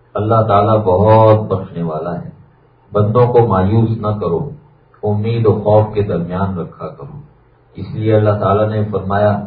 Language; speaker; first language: Urdu; native; Urdu